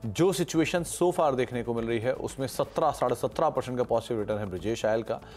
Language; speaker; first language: Hindi; native; Hindi